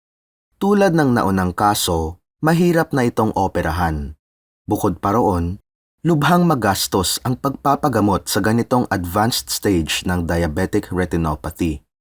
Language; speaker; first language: Filipino; native; Filipino